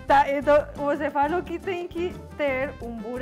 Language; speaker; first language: Portuguese; non-native, fluent; Spanish